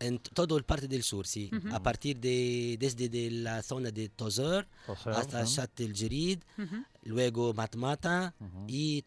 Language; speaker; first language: Spanish; non-native, fluent; Arabic